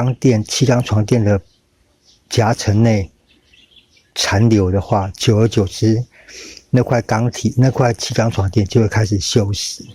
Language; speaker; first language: Chinese; native; Chinese